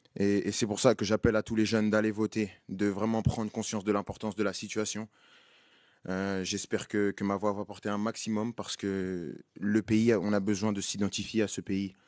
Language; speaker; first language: French; native; French